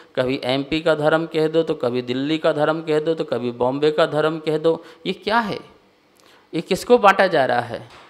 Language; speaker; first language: Hindi; native; Hindi